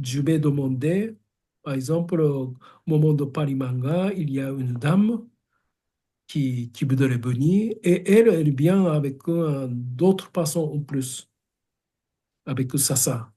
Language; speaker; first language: French; non-native, fluent; Japanese